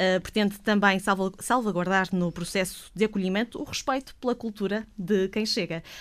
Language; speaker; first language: Portuguese; native; Portuguese